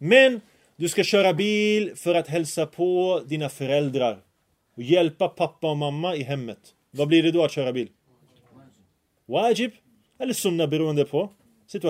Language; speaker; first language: Swedish; early bilingual, other home language; Arabic